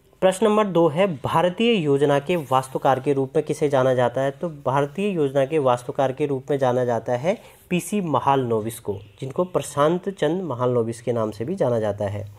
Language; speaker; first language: Hindi; native; Hindi